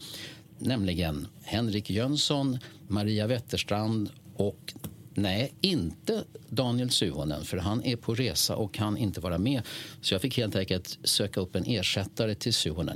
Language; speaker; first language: Swedish; native; Swedish